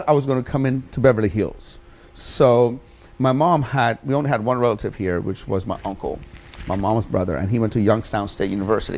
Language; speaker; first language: English; early bilingual, other home language; Persian